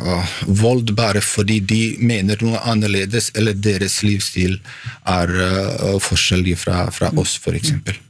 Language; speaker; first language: Norwegian; non-native, fluent; Bosnian